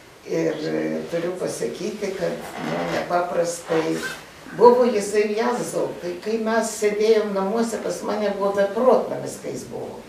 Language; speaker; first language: Lithuanian; native; Lithuanian